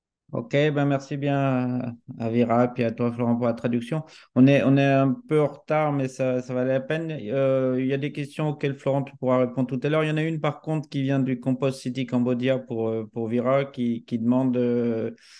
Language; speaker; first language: French; native; French